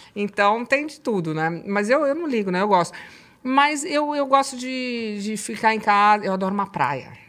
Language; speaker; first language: Portuguese; native; Portuguese